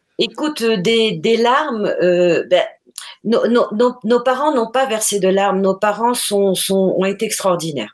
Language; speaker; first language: French; non-native, local second language; Arabic